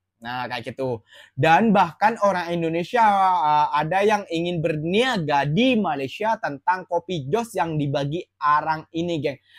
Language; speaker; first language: Indonesian; native; Indonesian